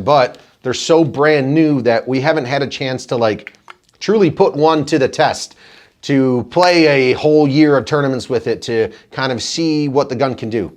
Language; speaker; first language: English; native; English